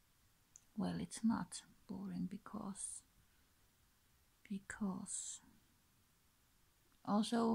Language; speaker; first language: English; non-native, learner; Finnish